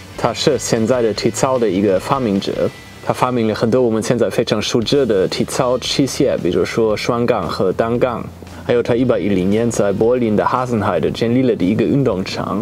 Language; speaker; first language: Chinese; non-native, fluent; German